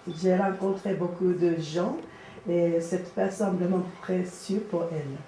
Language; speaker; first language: French; non-native, learner; Japanese